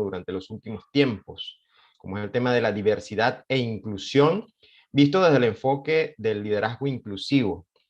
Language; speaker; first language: Spanish; native; Spanish